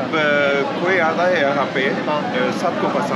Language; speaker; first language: Hindi; non-native, fluent; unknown